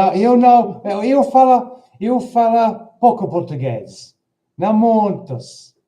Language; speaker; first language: Portuguese; non-native, learner; English